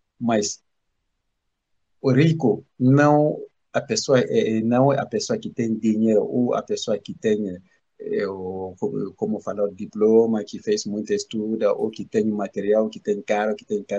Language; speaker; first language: Portuguese; non-native, learner; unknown